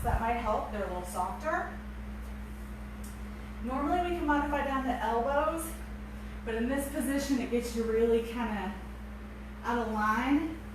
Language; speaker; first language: English; native; English